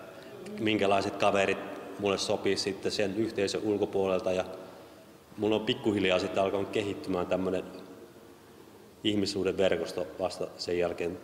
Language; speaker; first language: Finnish; native; Finnish